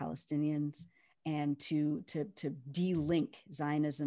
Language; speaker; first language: English; native; English